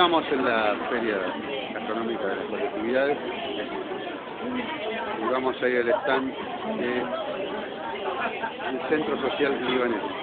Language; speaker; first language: Spanish; native; Spanish